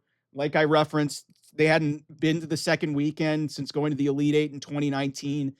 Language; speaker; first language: English; native; English